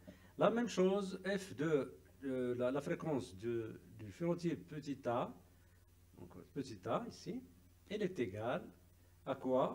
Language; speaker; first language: French; non-native, local second language; Arabic